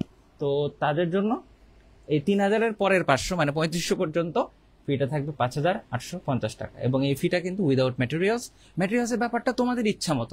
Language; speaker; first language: Bangla; native; Bangla